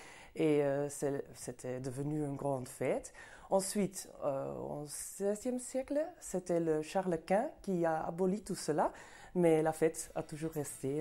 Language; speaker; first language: French; non-native, local second language; Dutch